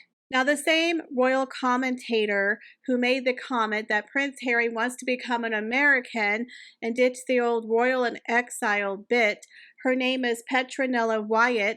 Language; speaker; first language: English; native; English